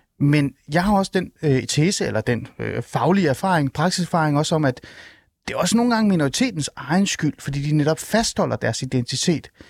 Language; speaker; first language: Danish; early bilingual, other home language; Persian